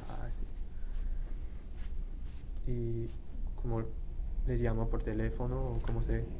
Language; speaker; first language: Spanish; non-native, fluent; English